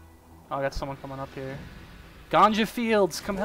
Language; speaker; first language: English; native; English